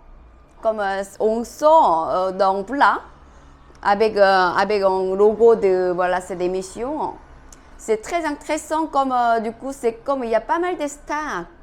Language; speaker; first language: French; non-native, fluent; Korean